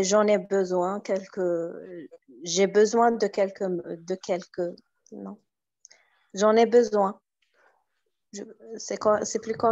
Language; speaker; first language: French; non-native, learner; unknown